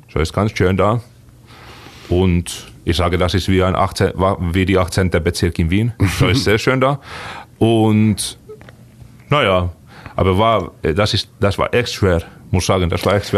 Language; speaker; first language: German; non-native, fluent; Finnish